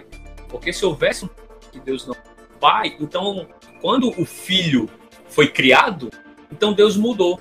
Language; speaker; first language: Portuguese; native; Portuguese